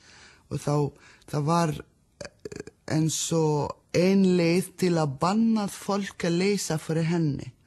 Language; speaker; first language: Icelandic; non-native, learner; Arabic